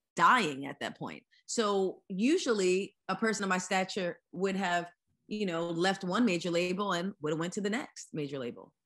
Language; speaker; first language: English; native; English